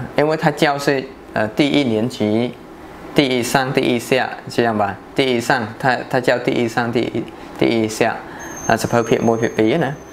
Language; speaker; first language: Chinese; non-native, fluent; Khmer